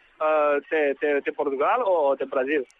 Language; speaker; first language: Portuguese; non-native, learner; Chinese